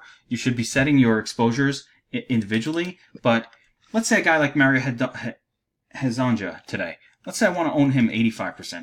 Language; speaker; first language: English; native; English